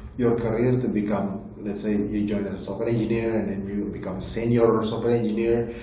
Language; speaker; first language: English; non-native, fluent; Indonesian